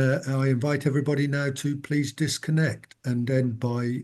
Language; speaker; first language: English; native; English